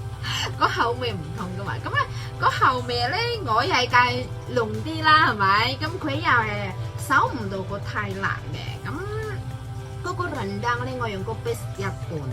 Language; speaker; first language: Cantonese; non-native, fluent; Indonesian